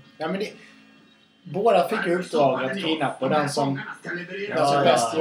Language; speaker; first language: Swedish; native; Swedish